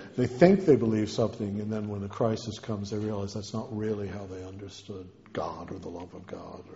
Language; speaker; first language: English; native; English